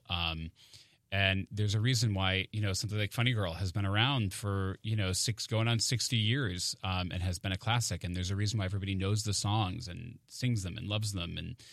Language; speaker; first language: English; native; English